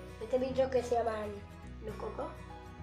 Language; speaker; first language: Spanish; early bilingual, heritage; Spanish